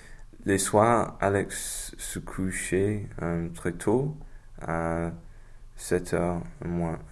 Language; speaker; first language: French; non-native, learner; English